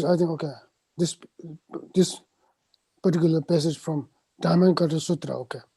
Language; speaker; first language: English; non-native, fluent; Tibetan